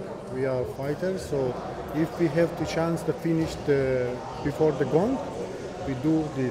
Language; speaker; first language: English; non-native, learner; Georgian